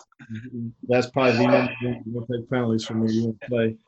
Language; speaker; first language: English; native; English